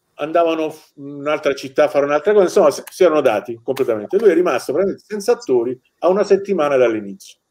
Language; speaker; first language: Italian; non-native, fluent; Persian